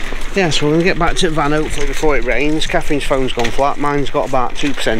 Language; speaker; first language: English; native; English